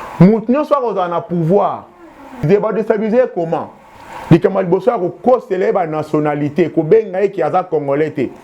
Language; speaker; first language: Lingala; native; Lingala